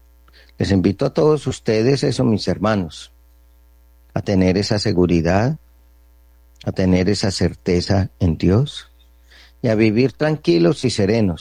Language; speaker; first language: Spanish; native; Spanish